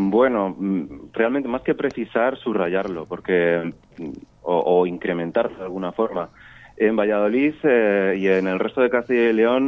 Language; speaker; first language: Spanish; native; Spanish